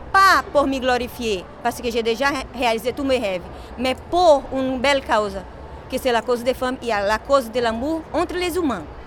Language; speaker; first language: French; non-native, fluent; Portuguese